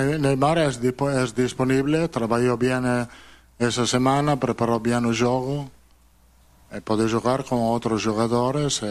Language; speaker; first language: Portuguese; non-native, fluent; Italian